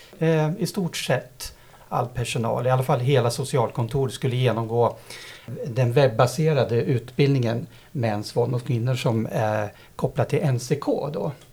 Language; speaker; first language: Swedish; native; Swedish